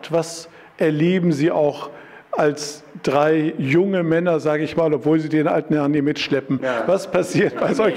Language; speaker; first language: German; native; German